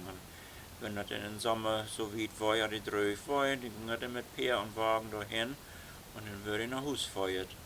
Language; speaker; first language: German; non-native, local second language; Low German